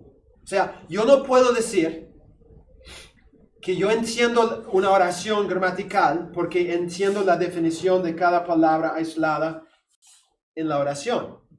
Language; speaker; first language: Spanish; non-native, fluent; English